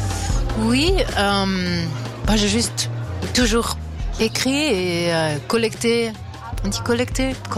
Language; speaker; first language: French; non-native, local second language; Swiss German